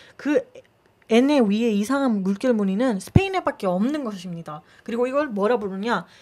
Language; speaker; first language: Korean; non-native, fluent; Spanish